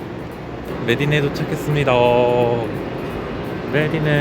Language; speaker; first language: Korean; native; Korean